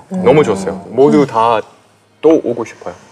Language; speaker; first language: Korean; non-native, fluent; English